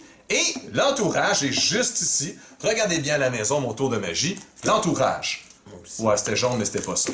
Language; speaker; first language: French; native; French